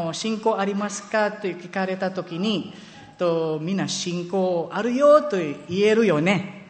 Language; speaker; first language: Japanese; non-native, fluent; Filipino